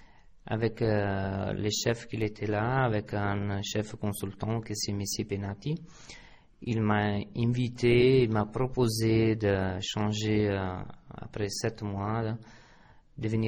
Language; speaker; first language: French; non-native, fluent; Italian